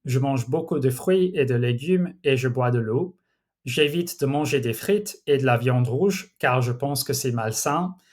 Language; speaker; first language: French; non-native, fluent; English